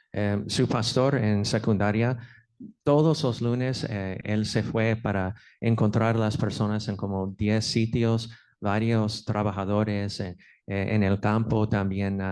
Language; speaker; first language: Spanish; non-native, fluent; English